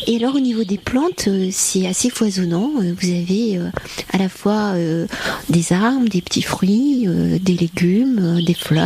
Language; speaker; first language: French; native; French